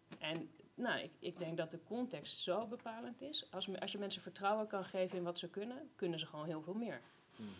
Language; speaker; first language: Dutch; native; Dutch